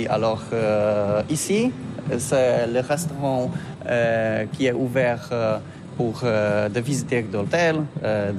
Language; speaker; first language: French; non-native, learner; Polish